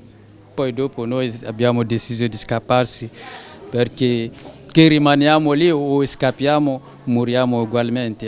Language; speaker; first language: Italian; non-native, fluent; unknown